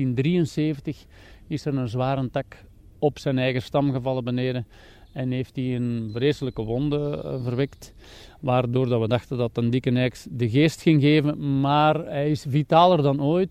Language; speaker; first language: Dutch; native; Dutch